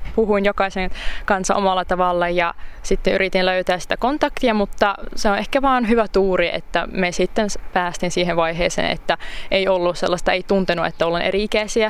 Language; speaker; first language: Finnish; native; Finnish